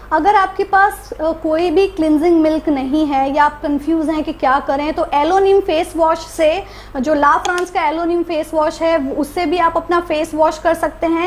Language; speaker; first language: Hindi; native; Hindi